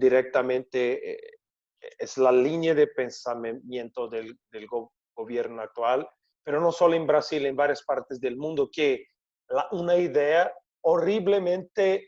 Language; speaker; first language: Spanish; non-native, fluent; Portuguese